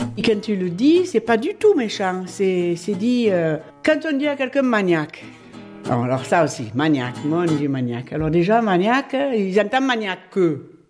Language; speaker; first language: French; native; French